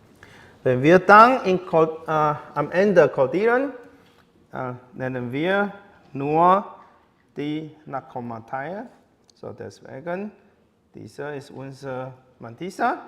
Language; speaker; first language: German; non-native, learner; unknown